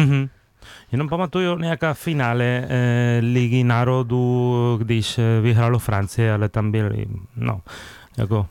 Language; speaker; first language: Czech; non-native, fluent; Spanish